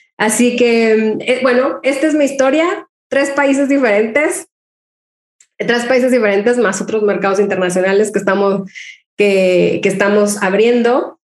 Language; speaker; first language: Spanish; native; Spanish